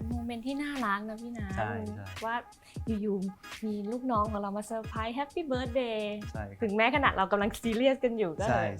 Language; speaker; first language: Thai; native; Thai